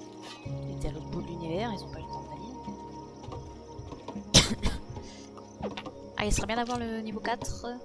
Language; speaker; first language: French; native; French